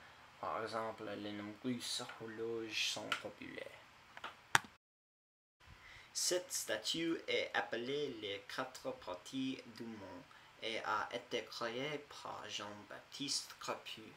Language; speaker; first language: French; non-native, learner; English